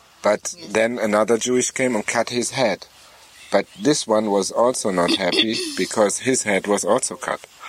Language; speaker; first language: English; non-native, fluent; German